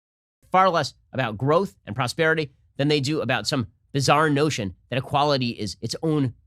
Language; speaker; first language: English; native; English